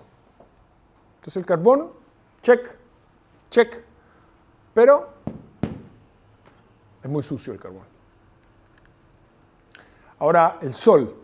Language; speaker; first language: Spanish; native; Spanish